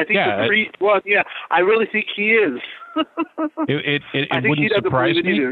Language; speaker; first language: English; native; English